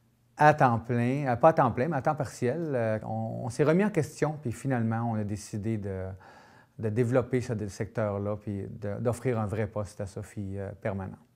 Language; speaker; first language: French; native; French